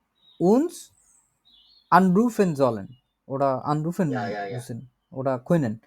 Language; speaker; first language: German; non-native, learner; Bangla